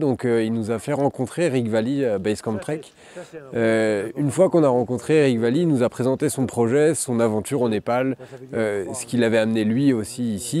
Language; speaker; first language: French; native; French